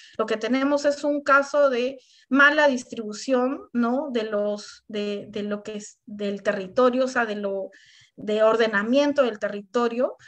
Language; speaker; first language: Spanish; native; Spanish